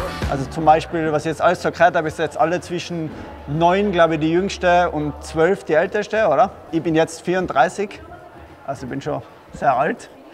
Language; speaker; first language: German; native; German